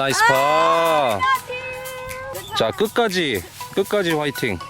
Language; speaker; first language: Korean; native; Korean